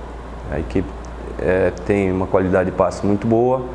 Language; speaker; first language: Portuguese; native; Portuguese